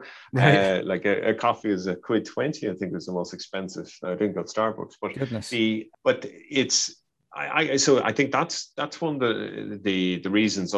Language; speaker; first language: English; native; English